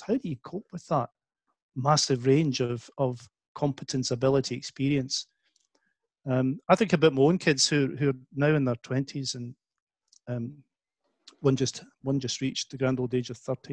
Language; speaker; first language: English; native; English